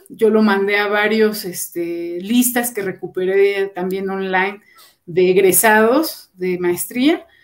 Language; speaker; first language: Spanish; native; Spanish